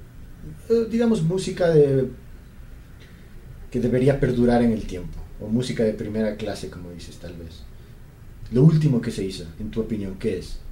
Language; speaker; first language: Spanish; native; Spanish